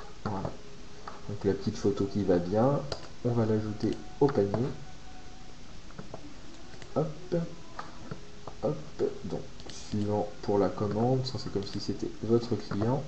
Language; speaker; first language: French; native; French